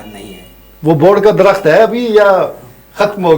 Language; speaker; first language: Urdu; non-native, local second language; Punjabi